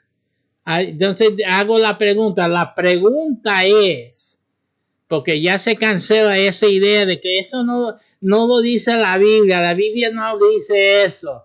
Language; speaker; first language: Spanish; early bilingual, heritage; Spanish